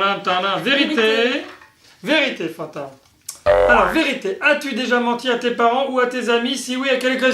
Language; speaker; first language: French; native; French